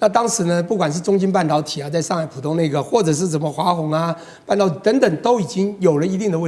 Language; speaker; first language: Chinese; native; Chinese